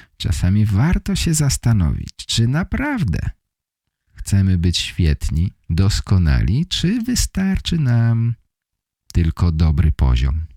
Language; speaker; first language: Polish; native; Polish